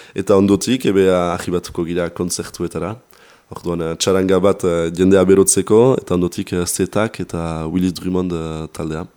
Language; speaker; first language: Basque; native; Basque